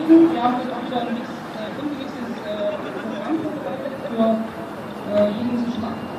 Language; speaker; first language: German; native; German